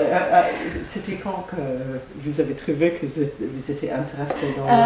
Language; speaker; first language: French; non-native, fluent; English